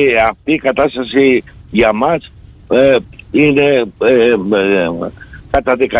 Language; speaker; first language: Greek; native; Greek